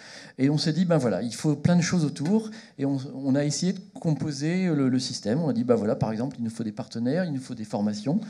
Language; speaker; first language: French; native; French